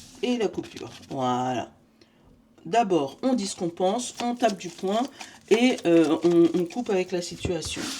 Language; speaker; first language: French; native; French